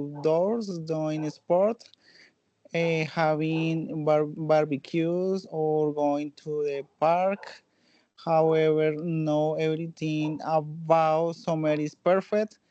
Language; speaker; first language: English; non-native, learner; Spanish